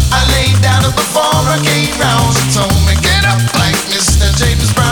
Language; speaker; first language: English; non-native, fluent; German